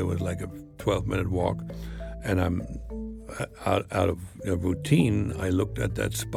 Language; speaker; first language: English; non-native, fluent; German